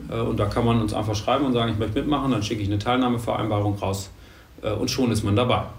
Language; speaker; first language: German; native; German